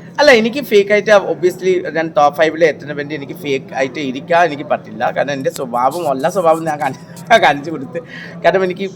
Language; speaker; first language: Malayalam; non-native, local second language; Assamese